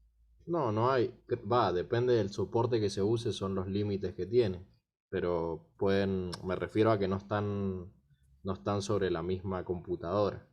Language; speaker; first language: Spanish; native; Spanish